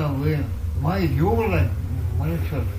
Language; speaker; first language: Estonian; non-native, local second language; Russian